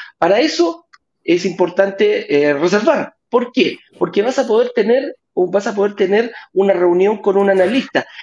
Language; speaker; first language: Spanish; native; Spanish